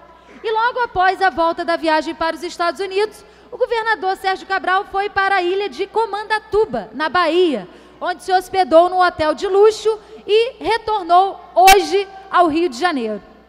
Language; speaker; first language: Portuguese; native; Portuguese